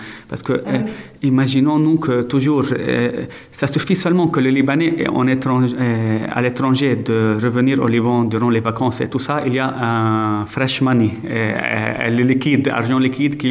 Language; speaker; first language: French; non-native, local second language; Arabic